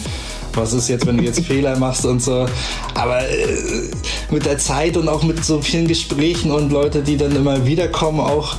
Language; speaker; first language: German; native; German